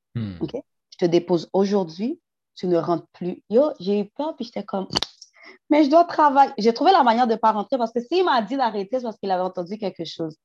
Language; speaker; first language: French; early bilingual, heritage; French